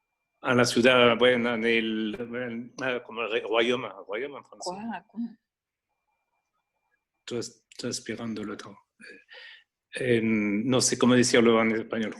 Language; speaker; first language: Spanish; non-native, fluent; French